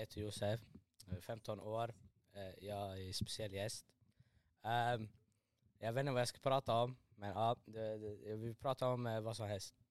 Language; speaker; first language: Swedish; early bilingual, other home language; Arabic